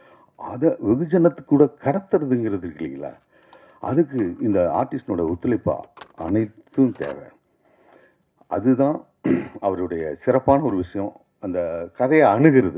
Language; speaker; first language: Tamil; native; Tamil